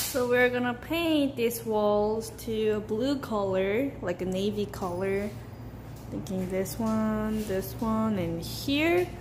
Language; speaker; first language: English; non-native, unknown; Korean